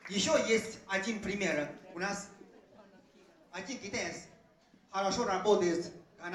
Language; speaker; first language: Russian; non-native, fluent; Chinese